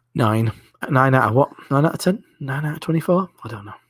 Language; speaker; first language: English; native; English